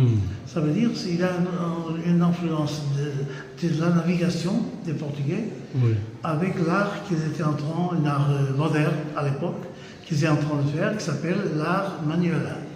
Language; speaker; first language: French; non-native, fluent; Portuguese